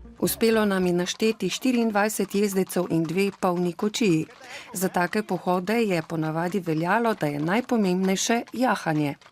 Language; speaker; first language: Slovenian; native; Slovenian